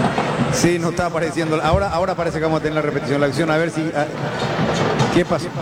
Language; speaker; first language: Spanish; native; Spanish